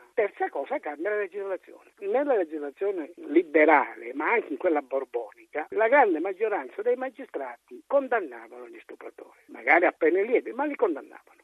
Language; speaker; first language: Italian; native; Italian